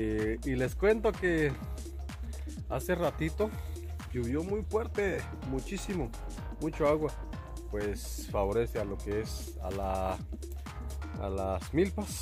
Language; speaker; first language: Spanish; native; Spanish